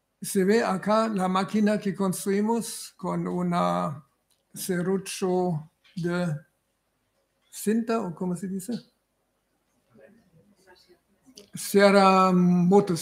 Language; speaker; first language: Spanish; non-native, fluent; German